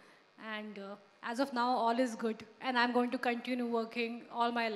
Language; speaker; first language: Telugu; non-native, learner; Hindi